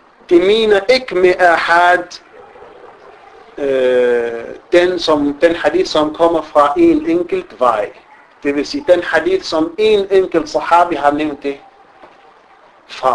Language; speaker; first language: Danish; non-native, fluent; Arabic